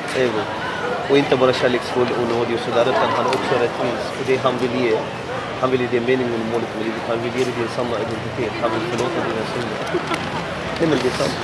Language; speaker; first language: Swedish; non-native, fluent; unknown